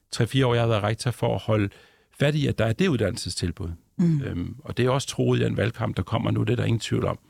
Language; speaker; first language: Danish; native; Danish